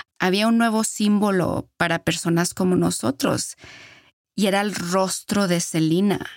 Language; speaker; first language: Spanish; early bilingual, heritage; Spanish